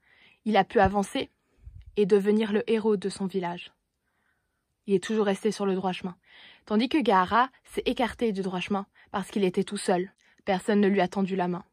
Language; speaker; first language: French; native; French